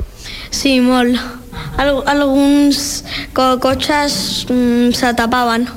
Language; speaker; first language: Catalan; non-native, learner; Georgian